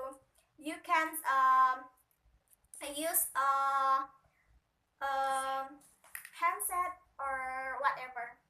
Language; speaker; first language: English; non-native, learner; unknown